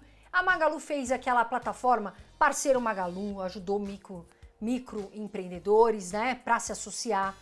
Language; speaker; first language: Portuguese; native; Portuguese